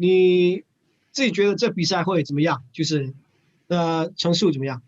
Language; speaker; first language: Chinese; non-native, learner; English